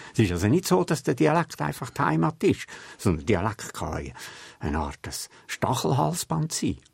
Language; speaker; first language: German; native; German